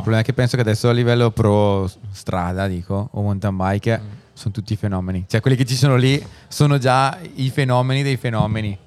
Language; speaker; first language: Italian; native; Italian